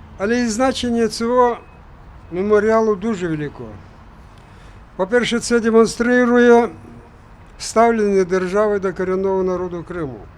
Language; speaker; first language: Ukrainian; non-native, local second language; Crimean Tatar